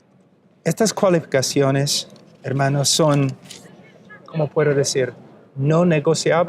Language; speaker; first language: Spanish; non-native, fluent; English